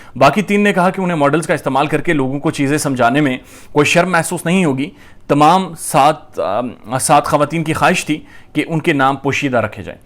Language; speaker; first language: Urdu; native; Urdu